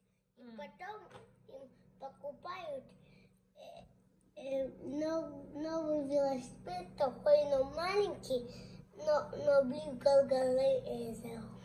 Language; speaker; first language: Russian; early bilingual, heritage; Russian